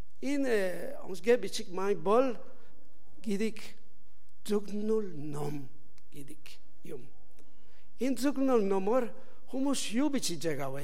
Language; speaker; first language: Mongolian; non-native, learner; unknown